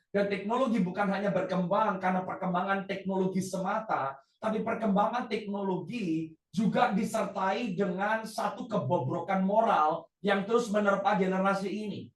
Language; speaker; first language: Indonesian; native; Indonesian